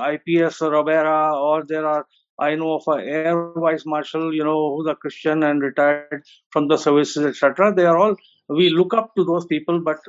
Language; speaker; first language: English; non-native, local second language; Hindi